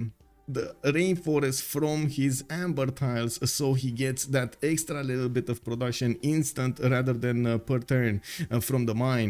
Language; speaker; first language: English; non-native, fluent; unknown